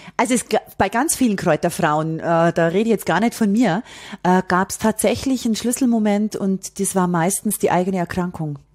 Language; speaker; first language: German; native; German